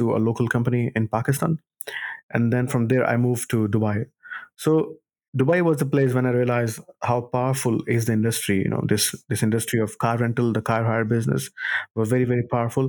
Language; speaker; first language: English; non-native, local second language; Urdu